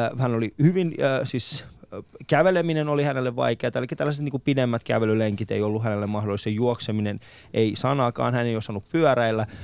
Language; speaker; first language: Finnish; early bilingual, other home language; Persian